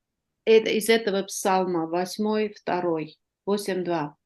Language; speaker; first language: Russian; non-native, fluent; Armenian